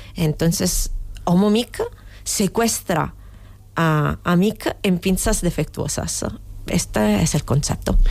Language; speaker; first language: Spanish; non-native, fluent; Italian